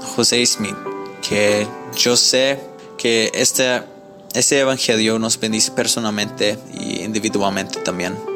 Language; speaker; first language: Spanish; non-native, fluent; English